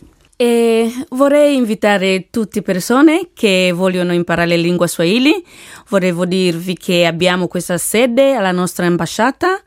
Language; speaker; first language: Italian; non-native, learner; Swahili